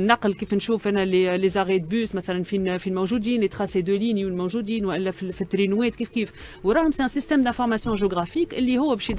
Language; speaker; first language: Arabic; native; Arabic